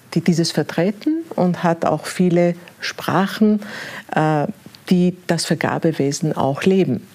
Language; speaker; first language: German; non-native, fluent; Greek